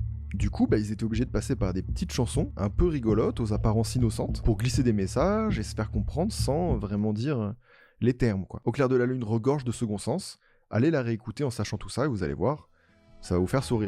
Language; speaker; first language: French; native; French